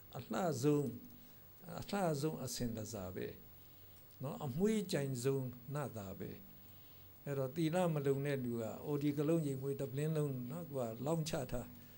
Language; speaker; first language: Burmese; native; Burmese